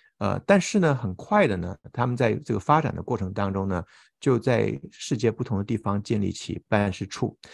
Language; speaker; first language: Chinese; native; Chinese